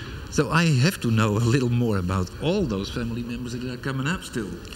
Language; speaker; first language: English; non-native, fluent; Dutch